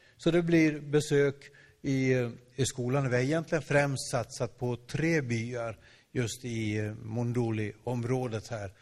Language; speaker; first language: Swedish; native; Swedish